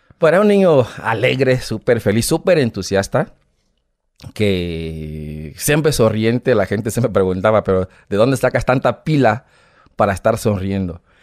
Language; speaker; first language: Spanish; non-native, fluent; Portuguese